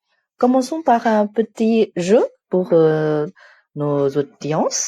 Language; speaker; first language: French; non-native, fluent; Chinese